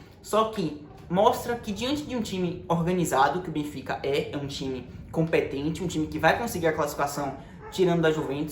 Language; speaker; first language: Portuguese; native; Portuguese